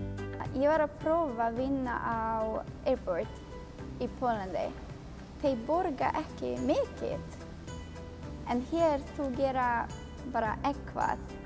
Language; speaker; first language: Icelandic; non-native, learner; Polish